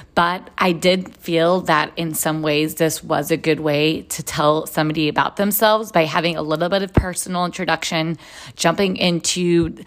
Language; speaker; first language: English; non-native, fluent; Hebrew